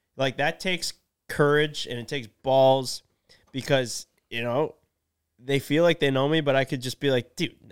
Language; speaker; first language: English; native; English